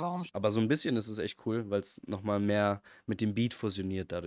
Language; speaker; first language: German; native; German